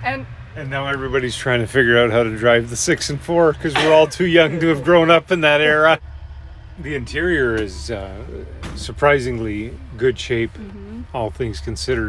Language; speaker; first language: English; native; English